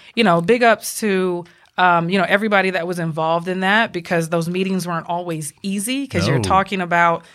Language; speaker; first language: English; native; English